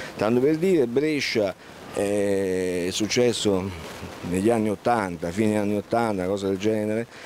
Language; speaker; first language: Italian; native; Italian